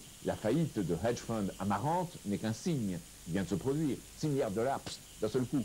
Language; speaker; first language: French; native; French